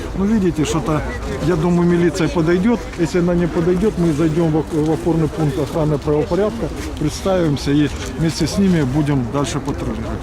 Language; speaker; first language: Russian; native; Russian